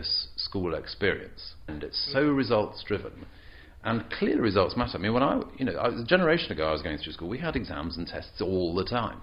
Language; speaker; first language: English; native; English